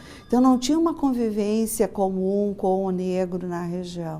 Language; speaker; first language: Portuguese; native; Portuguese